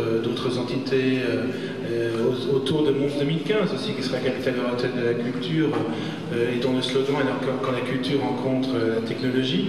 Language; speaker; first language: French; native; French